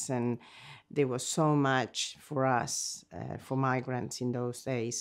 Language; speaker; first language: English; non-native, fluent; Spanish